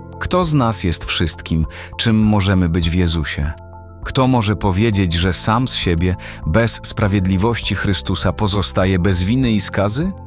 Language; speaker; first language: Polish; native; Polish